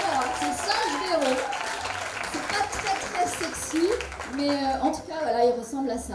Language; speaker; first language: French; native; French